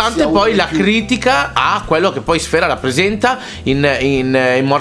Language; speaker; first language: Italian; native; Italian